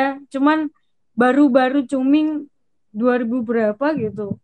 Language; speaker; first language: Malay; non-native, local second language; Javanese